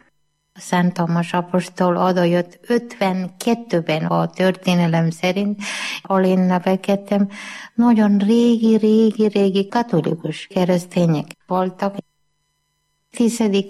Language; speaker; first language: Hungarian; non-native, learner; Malayalam